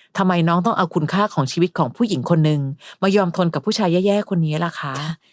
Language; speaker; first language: Thai; native; Thai